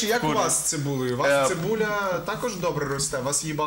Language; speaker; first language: Ukrainian; native; Ukrainian